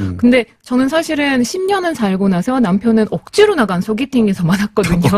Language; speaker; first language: Korean; non-native, fluent; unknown